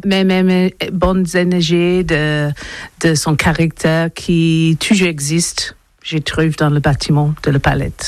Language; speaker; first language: French; non-native, learner; English